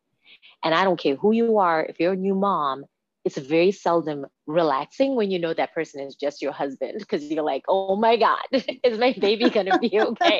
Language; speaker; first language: English; non-native, local second language; Shona